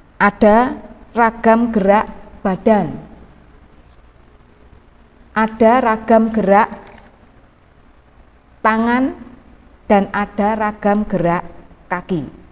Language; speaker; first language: Malay; native; Malay